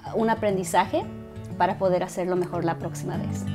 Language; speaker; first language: Spanish; early bilingual, heritage; Spanish